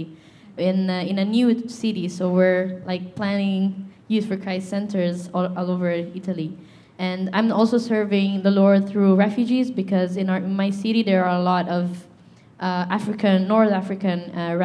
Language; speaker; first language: English; non-native, fluent; Italian